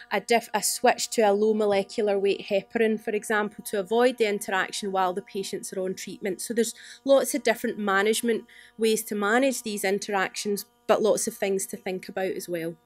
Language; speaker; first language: English; native; English